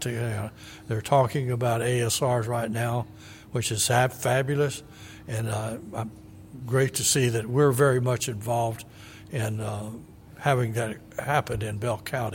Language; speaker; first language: English; native; English